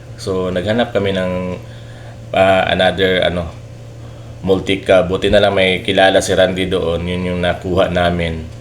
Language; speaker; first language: Filipino; non-native, local second language; Cebuano